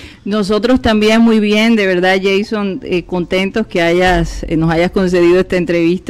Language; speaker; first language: Spanish; native; Spanish